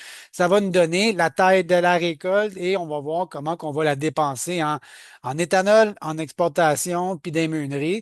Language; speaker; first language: French; native; French